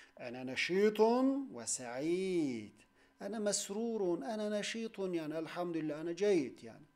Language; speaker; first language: Arabic; non-native, fluent; Turkish